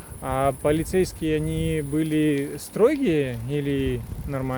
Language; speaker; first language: Russian; native; Russian